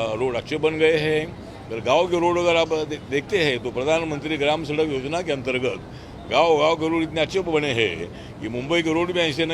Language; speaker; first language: Hindi; non-native, local second language; Marathi